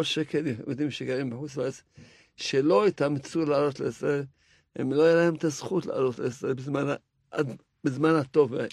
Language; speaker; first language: Hebrew; non-native, fluent; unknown